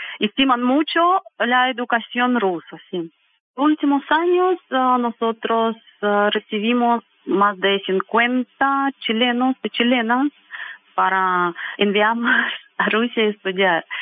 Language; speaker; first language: Spanish; non-native, fluent; Russian